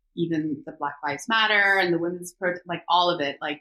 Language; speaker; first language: English; early bilingual, other home language; Korean